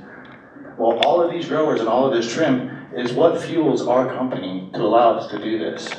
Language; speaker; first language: English; native; English